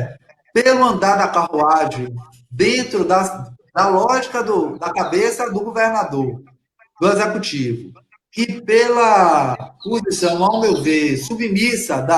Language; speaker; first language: Portuguese; native; Portuguese